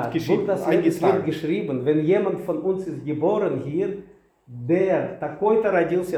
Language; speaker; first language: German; non-native, learner; Russian